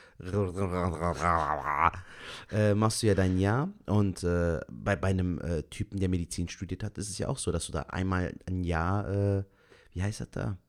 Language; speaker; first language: German; native; German